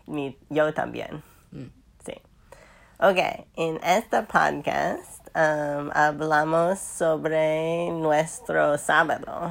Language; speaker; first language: Spanish; non-native, learner; English